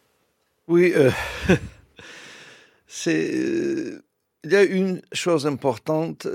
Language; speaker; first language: French; non-native, fluent; Russian